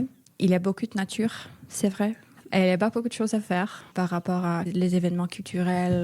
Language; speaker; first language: French; non-native, fluent; Finnish